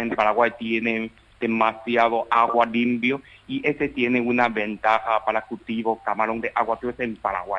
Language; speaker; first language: Spanish; non-native, learner; Chinese